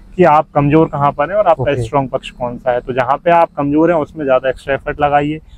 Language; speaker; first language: Hindi; native; Hindi